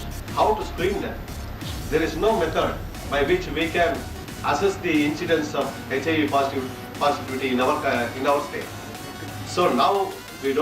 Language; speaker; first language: English; non-native, local second language; Tamil